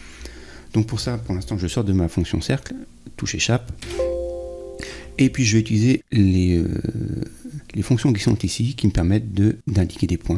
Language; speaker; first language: French; native; French